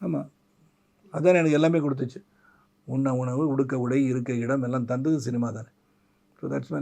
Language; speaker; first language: Tamil; native; Tamil